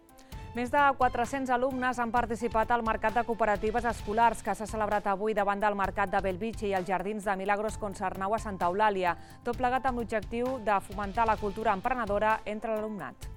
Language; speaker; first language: Catalan; native; Catalan